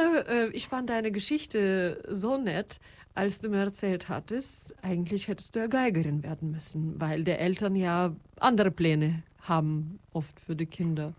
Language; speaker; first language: German; non-native, fluent; Russian